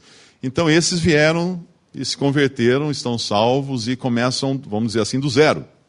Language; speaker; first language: Portuguese; native; Portuguese